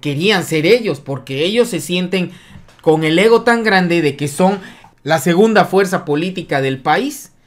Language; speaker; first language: Spanish; native; Spanish